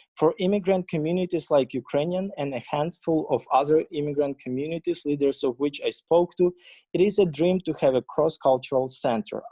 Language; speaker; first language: English; non-native, fluent; Ukrainian